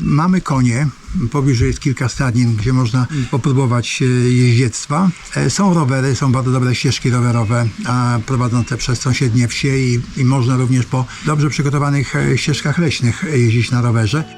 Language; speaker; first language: Polish; native; Polish